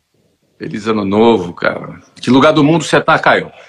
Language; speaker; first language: Portuguese; native; Portuguese